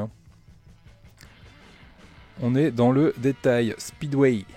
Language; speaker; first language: French; native; French